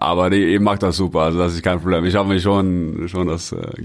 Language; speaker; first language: German; non-native, fluent; Norwegian